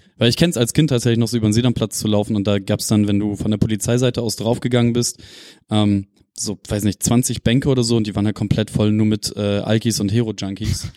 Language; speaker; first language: German; native; German